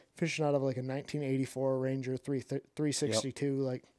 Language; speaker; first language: English; native; English